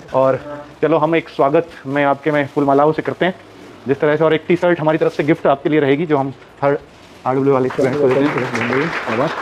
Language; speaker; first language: Hindi; native; Hindi